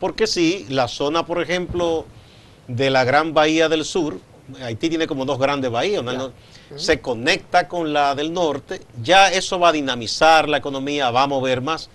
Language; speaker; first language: Spanish; native; Spanish